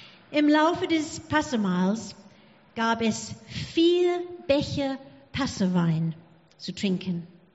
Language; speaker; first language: German; non-native, fluent; English